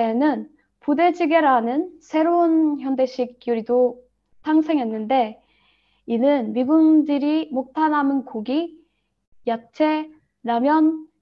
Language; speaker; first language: Korean; non-native, learner; Arabic